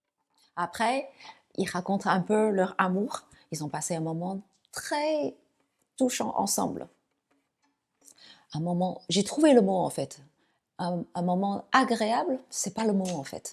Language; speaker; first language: French; non-native, fluent; Chinese